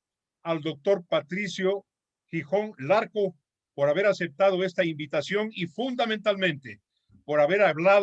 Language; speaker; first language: Spanish; native; Spanish